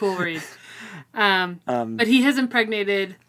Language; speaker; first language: English; native; English